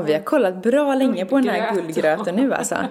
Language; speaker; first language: Swedish; native; Swedish